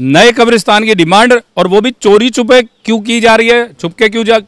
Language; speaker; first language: Hindi; native; Hindi